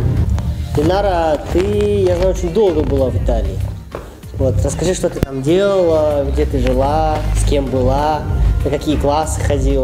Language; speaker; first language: Russian; native; Russian